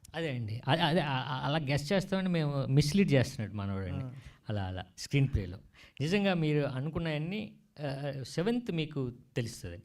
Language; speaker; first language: Telugu; native; Telugu